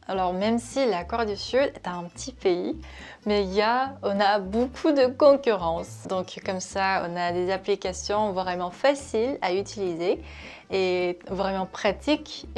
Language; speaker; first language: French; non-native, fluent; Korean